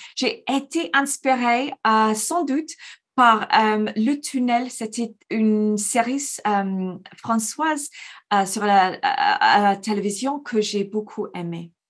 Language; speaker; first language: French; non-native, fluent; English